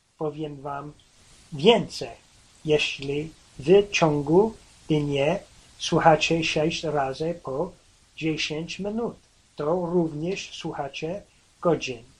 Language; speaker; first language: Polish; non-native, learner; English